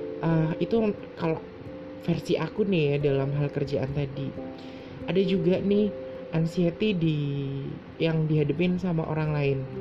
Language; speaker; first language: Indonesian; native; Indonesian